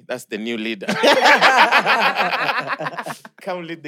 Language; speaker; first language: English; non-native, local second language; Swahili